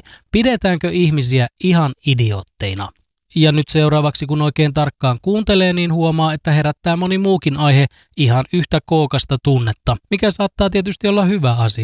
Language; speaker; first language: Finnish; native; Finnish